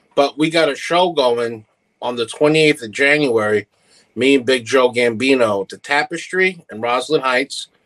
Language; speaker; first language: English; early bilingual, other home language; Italian